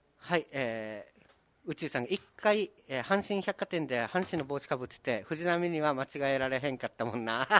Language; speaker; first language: Japanese; native; Japanese